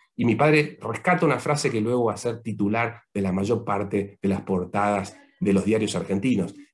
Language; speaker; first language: Spanish; native; Spanish